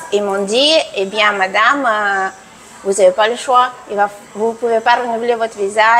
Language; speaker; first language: French; non-native, fluent; Russian